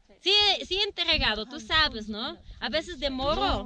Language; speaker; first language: Spanish; non-native, fluent; Dutch